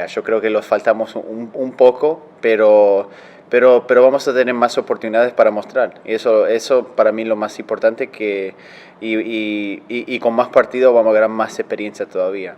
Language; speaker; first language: Spanish; early bilingual, heritage; Spanish